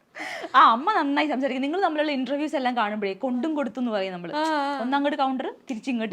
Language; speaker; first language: Malayalam; native; Malayalam